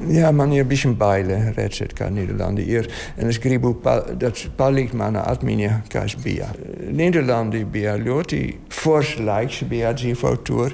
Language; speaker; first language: Latvian; non-native, learner; Dutch